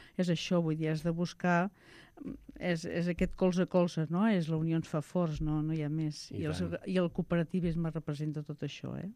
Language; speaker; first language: Catalan; native; Catalan